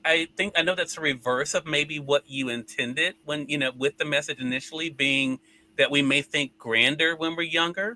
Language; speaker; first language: English; native; English